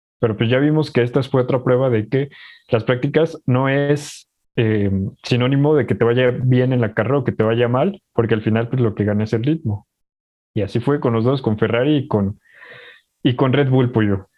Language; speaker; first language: Spanish; native; Spanish